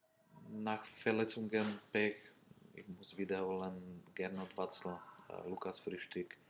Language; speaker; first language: German; non-native, learner; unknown